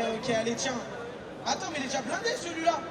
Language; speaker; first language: French; native; French